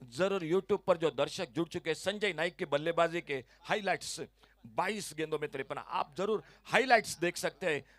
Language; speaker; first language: Hindi; non-native, local second language; Konkani